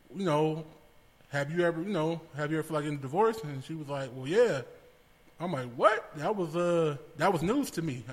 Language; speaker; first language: English; native; English